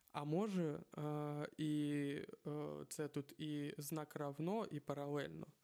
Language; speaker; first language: Ukrainian; non-native, local second language; Russian